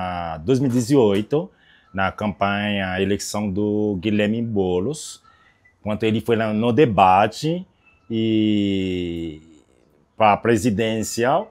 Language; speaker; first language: Portuguese; non-native, learner; Haitian Creole